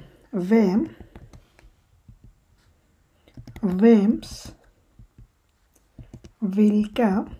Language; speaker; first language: Swedish; non-native, fluent; Bangla